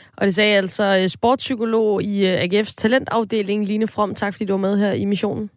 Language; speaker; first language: Danish; native; Danish